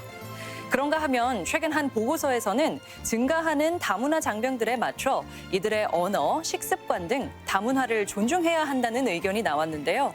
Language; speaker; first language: Korean; native; Korean